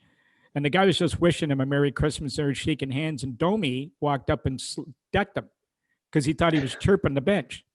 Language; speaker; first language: English; native; English